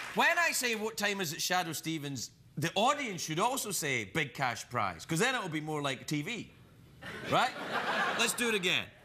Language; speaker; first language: English; native; English